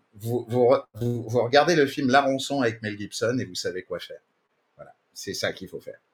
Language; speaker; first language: French; native; French